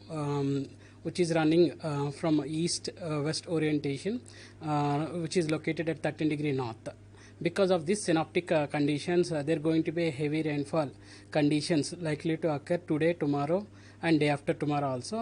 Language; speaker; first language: English; non-native, local second language; Telugu